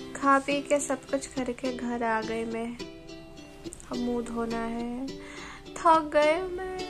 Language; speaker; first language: Hindi; non-native, local second language; Assamese